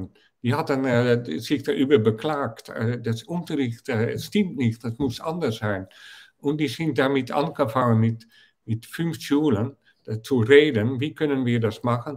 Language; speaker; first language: German; non-native, fluent; Dutch